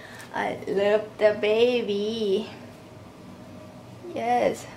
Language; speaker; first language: English; non-native, learner; Thai